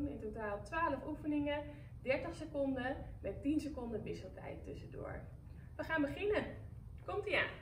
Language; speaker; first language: Dutch; native; Dutch